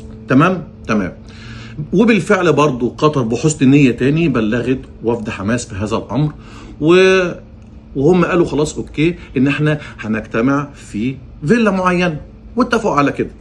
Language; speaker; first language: Arabic; native; Arabic